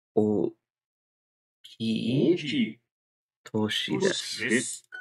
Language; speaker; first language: Japanese; non-native, learner; English